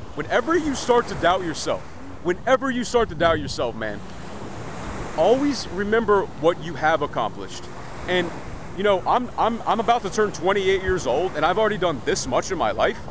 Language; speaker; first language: English; native; English